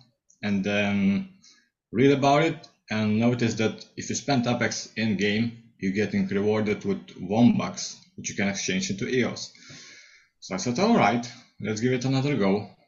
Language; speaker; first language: English; non-native, fluent; Lithuanian